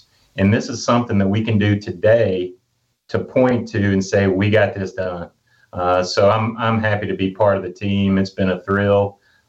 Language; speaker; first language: English; native; English